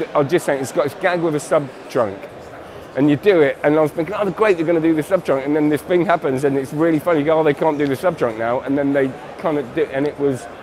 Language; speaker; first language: English; native; English